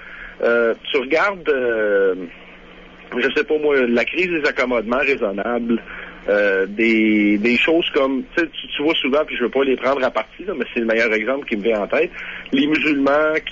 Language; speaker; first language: French; native; French